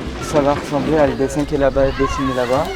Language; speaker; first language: French; native; French